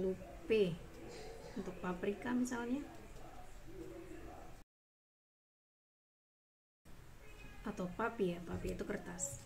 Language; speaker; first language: Indonesian; native; Indonesian